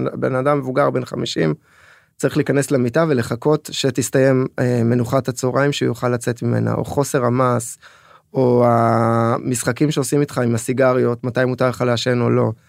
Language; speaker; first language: Hebrew; early bilingual, other home language; French